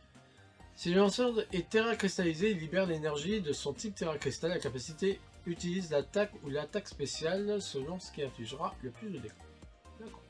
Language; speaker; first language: French; native; French